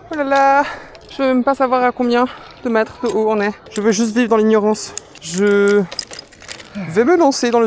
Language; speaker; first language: French; native; French